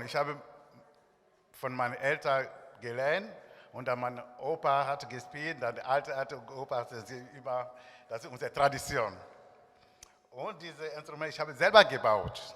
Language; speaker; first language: German; non-native, learner; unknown